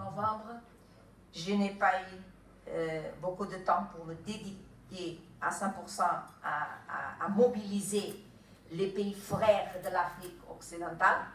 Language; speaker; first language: French; non-native, fluent; Kabuverdianu